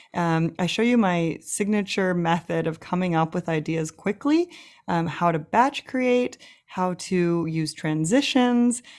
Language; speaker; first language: English; native; English